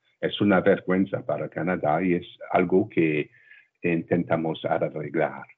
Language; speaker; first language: Spanish; non-native, learner; French